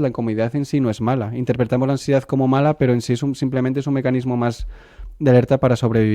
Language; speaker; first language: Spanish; non-native, local second language; Catalan